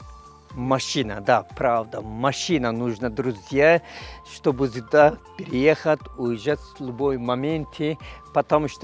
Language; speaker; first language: Russian; non-native, fluent; Turkish